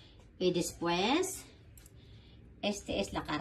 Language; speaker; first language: Spanish; non-native, fluent; Filipino